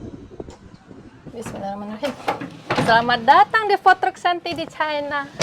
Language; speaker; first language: Indonesian; native; Indonesian